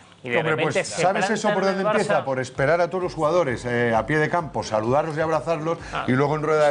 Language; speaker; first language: Spanish; native; Spanish